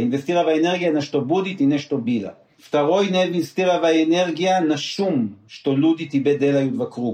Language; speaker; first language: Russian; non-native, learner; Hebrew